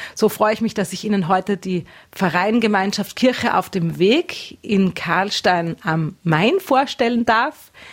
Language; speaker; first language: German; native; German